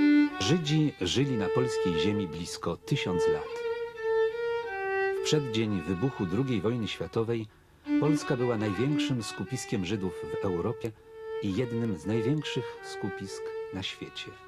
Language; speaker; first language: Polish; native; Polish